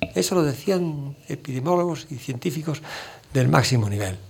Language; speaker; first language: Spanish; native; Spanish